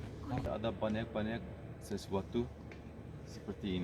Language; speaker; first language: Indonesian; non-native, learner; Turkish